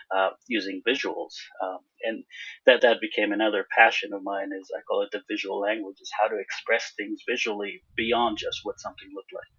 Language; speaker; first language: English; non-native, fluent; Hebrew